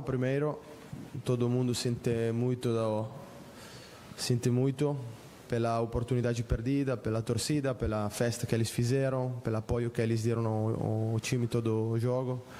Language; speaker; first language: Portuguese; non-native, fluent; Italian